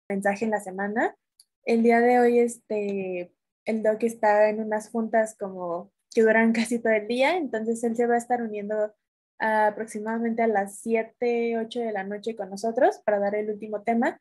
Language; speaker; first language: Spanish; native; Spanish